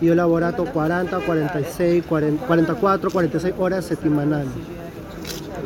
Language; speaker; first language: Italian; non-native, learner; Spanish